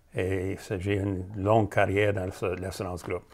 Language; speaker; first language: French; native; French